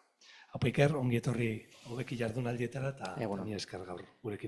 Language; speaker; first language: Basque; native; Basque